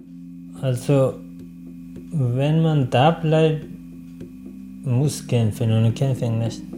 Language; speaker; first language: German; non-native, learner; Persian